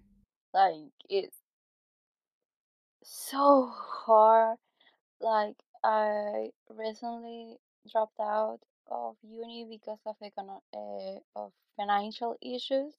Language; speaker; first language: English; non-native, fluent; Spanish